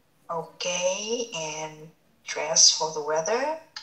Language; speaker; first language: English; non-native, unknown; Vietnamese